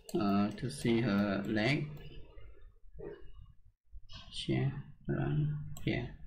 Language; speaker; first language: English; non-native, learner; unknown